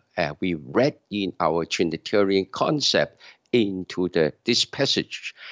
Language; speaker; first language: English; non-native, local second language; Cantonese